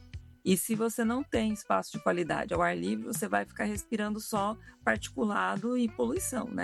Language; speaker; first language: Portuguese; native; Portuguese